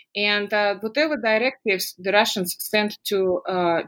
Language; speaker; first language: English; non-native, fluent; Russian